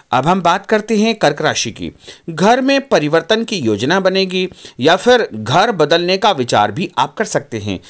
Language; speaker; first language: Hindi; native; Hindi